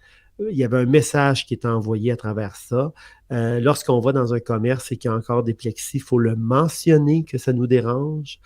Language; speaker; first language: French; native; French